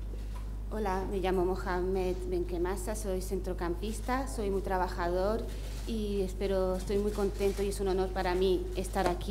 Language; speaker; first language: Spanish; non-native, fluent; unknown